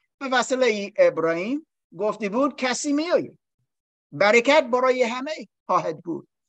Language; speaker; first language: Persian; non-native, learner; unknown